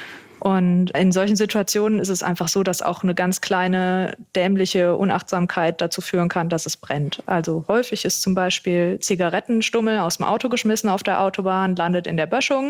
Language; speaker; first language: German; native; German